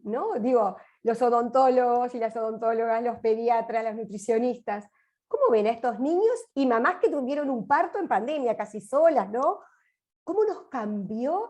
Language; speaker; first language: Spanish; native; Spanish